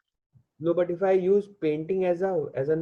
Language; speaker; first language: English; non-native, learner; Hindi